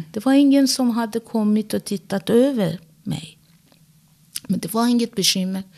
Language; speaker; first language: Swedish; non-native, fluent; Persian